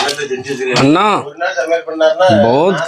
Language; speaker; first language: Hindi; non-native, local second language; Tamil